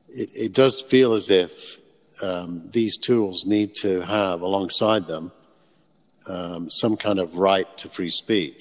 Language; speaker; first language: English; native; English